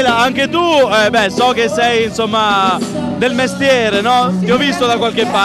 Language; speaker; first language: Italian; native; Italian